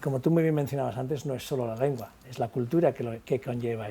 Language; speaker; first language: Spanish; native; Spanish